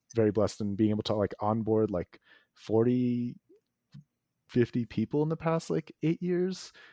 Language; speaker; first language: English; native; English